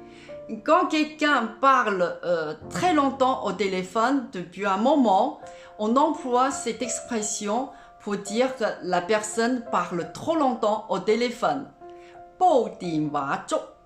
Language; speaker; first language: French; non-native, fluent; Cantonese